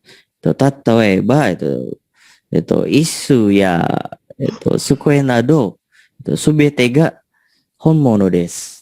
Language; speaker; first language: Japanese; non-native, learner; Indonesian